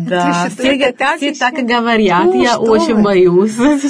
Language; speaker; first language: Russian; non-native, fluent; Italian